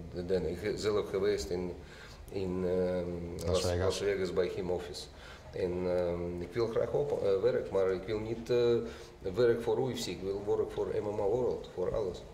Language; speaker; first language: Dutch; non-native, learner; Russian